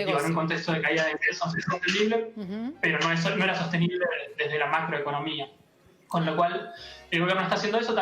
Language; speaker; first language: Spanish; native; Spanish